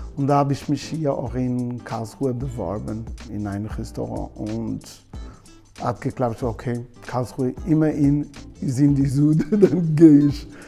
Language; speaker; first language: German; non-native, learner; Portuguese